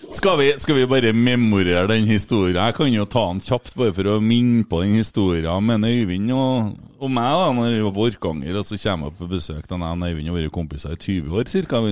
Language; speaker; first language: Norwegian; native; Norwegian